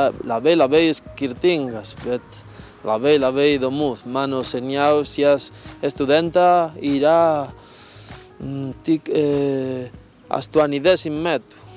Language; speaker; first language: Lithuanian; non-native, learner; Spanish